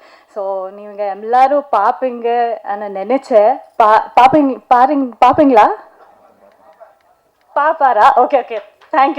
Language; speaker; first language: Tamil; non-native, learner; Kannada